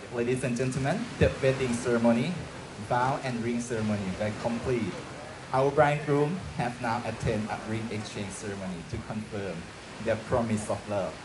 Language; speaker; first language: English; non-native, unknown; Thai